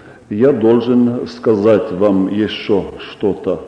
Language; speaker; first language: Russian; non-native, local second language; Estonian